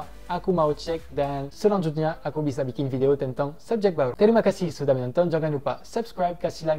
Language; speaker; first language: Indonesian; non-native, fluent; French